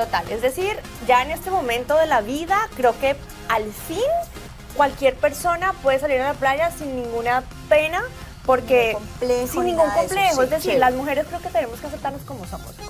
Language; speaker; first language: Spanish; native; Spanish